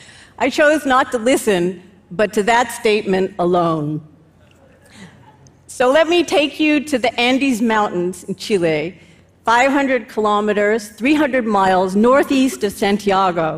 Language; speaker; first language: English; native; English